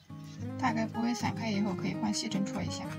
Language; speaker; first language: Chinese; native; Chinese